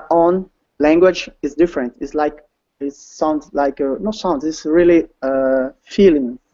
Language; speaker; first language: English; non-native, learner; Portuguese